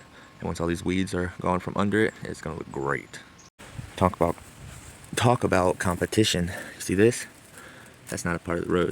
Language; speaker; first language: English; native; English